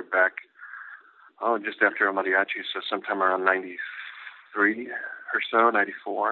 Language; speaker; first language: English; native; English